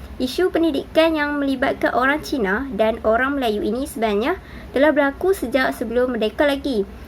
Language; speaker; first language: Malay; native; Malay